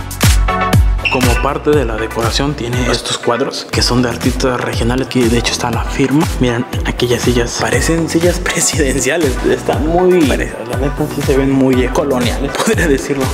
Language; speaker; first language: Spanish; native; Spanish